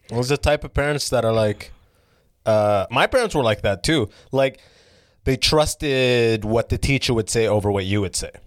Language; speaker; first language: English; early bilingual, other home language; Arabic